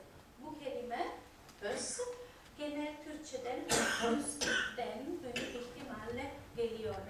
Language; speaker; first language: Turkish; non-native, fluent; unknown